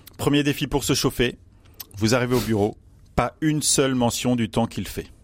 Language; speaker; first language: French; native; French